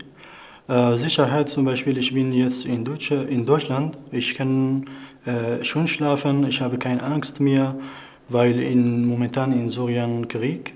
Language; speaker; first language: German; non-native, learner; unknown